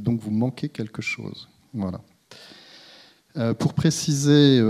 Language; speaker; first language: French; native; French